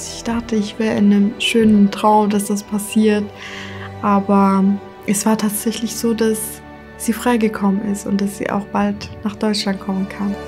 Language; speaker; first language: German; early bilingual, other home language; Kurdish